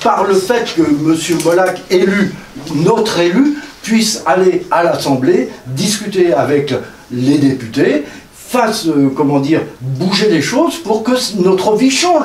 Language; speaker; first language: French; native; French